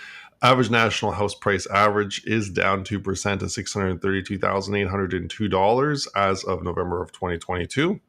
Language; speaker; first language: English; native; English